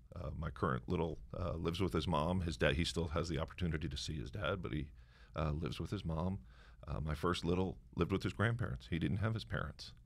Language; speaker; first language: English; native; English